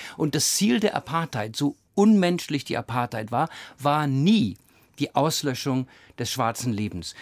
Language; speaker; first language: German; early bilingual, other home language; English